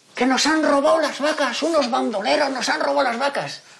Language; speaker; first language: Spanish; native; Spanish